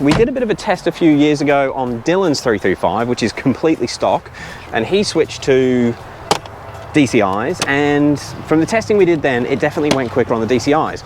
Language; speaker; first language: English; native; English